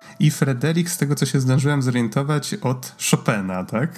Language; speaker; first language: Polish; native; Polish